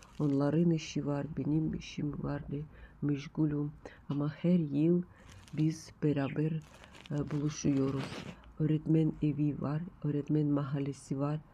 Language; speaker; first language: Turkish; non-native, learner; Russian